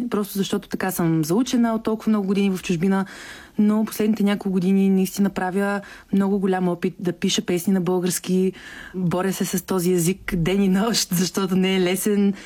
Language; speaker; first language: Bulgarian; early bilingual, heritage; Bulgarian